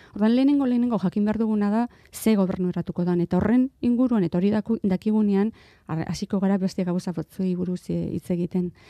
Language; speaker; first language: Basque; non-native, local second language; Spanish